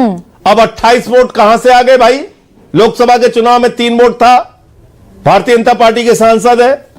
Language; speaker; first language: Hindi; native; Hindi